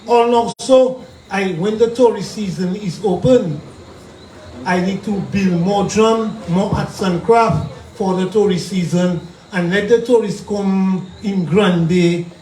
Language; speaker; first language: English; non-native, local second language; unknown